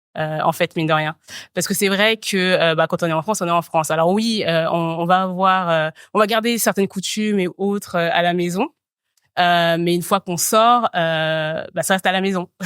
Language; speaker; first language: French; early bilingual, other home language; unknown